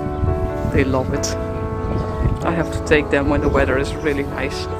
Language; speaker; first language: English; non-native, fluent; Dutch